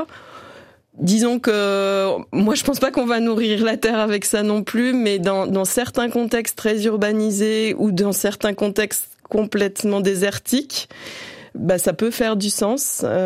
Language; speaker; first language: French; native; French